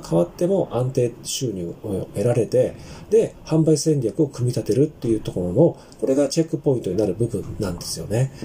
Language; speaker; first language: Japanese; native; Japanese